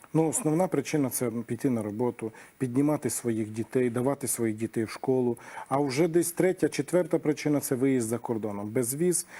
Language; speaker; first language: Ukrainian; non-native, local second language; Romany